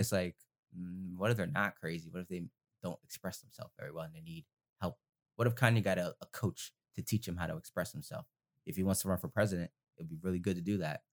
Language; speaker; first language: English; native; English